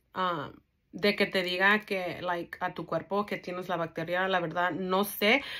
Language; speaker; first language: Spanish; early bilingual, heritage; Spanish